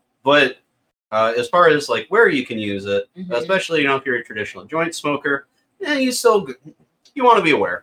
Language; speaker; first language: English; native; English